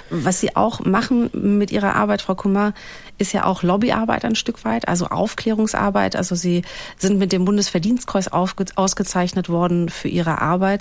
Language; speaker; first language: German; native; German